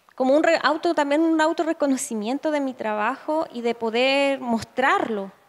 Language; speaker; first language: Spanish; native; Spanish